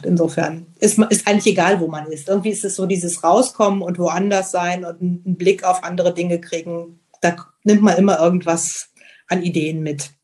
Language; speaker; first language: German; native; German